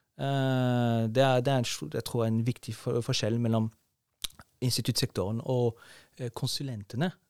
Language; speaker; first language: Norwegian; non-native, fluent; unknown